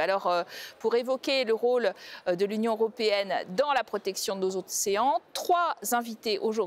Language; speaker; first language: French; native; French